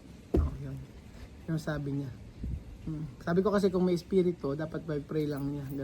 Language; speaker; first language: Filipino; native; Filipino